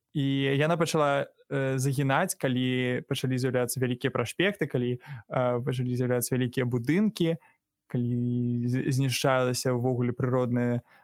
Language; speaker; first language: Belarusian; non-native, local second language; Russian